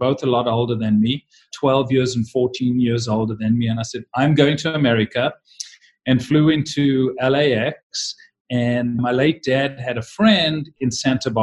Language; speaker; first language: English; native; English